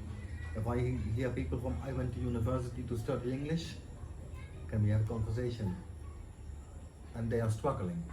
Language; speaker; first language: English; non-native, fluent; Dutch